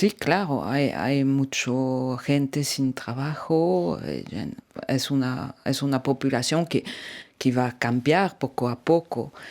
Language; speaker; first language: Spanish; non-native, fluent; French